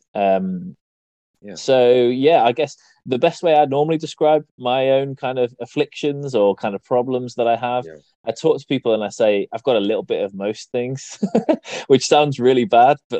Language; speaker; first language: English; native; English